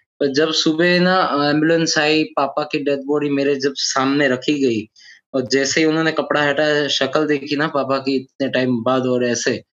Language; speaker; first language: Hindi; non-native, local second language; Gujarati